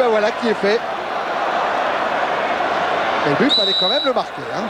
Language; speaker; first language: French; native; French